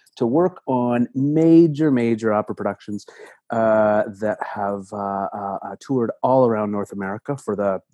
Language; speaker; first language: English; native; English